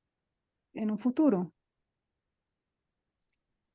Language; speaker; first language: Spanish; native; Spanish